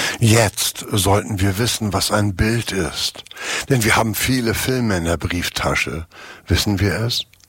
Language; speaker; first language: German; native; German